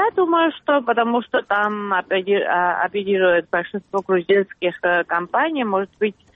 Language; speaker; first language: Russian; non-native, fluent; Georgian